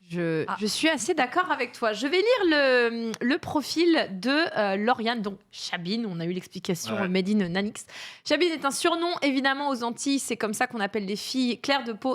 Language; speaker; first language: French; native; French